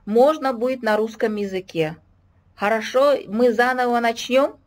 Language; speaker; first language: Russian; non-native, local second language; Kazakh